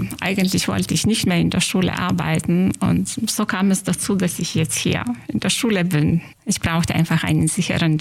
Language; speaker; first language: German; non-native, fluent; Lithuanian